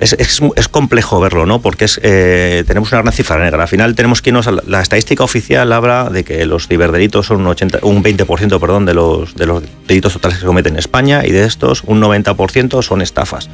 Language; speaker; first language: Spanish; native; Spanish